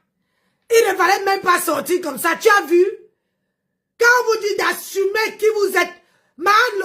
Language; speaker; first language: French; non-native, local second language; Lingala